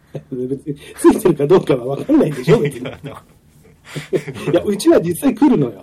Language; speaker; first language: Japanese; native; Japanese